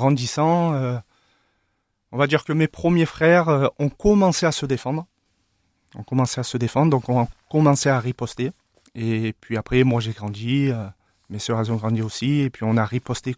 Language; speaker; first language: French; native; French